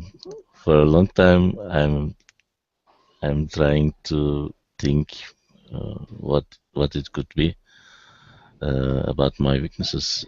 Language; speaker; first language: English; non-native, learner; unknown